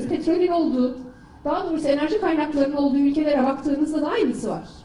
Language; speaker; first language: Turkish; native; Turkish